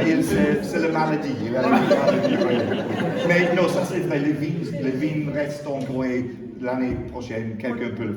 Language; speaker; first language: French; non-native, learner; English